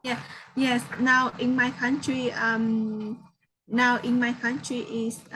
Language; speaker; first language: English; non-native, learner; Vietnamese